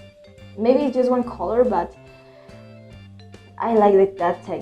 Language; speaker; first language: English; non-native, learner; Spanish